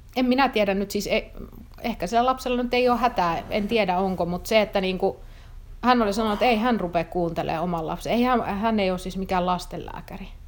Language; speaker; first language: Finnish; native; Finnish